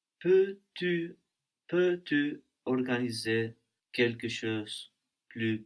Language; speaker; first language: French; non-native, learner; Spanish